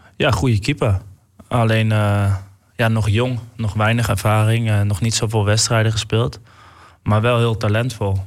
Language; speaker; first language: Dutch; native; Dutch